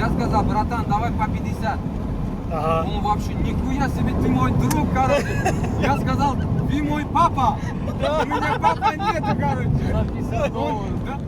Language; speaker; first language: Russian; non-native, local second language; Uzbek